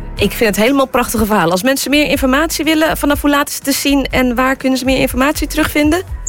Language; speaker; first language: Dutch; native; Dutch